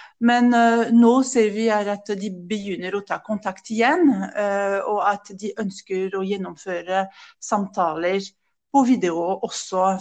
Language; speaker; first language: Norwegian; non-native, fluent; French